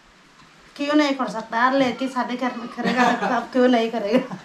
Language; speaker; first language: Hindi; non-native, local second language; Chakma